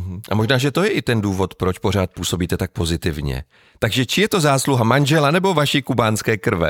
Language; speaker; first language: Czech; native; Czech